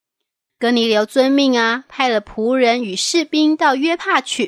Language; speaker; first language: Chinese; native; Chinese